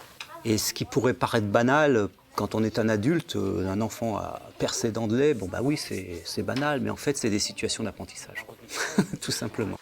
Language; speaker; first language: French; native; French